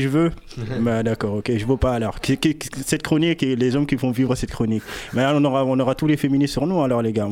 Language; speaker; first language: French; native; French